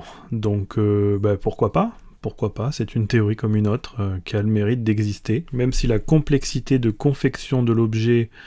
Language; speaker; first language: French; native; French